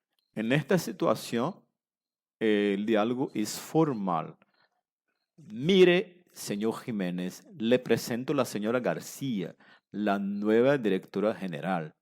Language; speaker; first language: Spanish; non-native, fluent; Portuguese